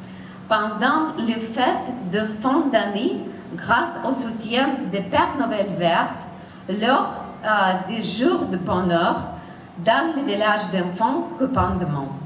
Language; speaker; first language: French; non-native, fluent; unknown